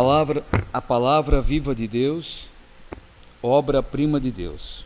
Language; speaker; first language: Portuguese; native; Portuguese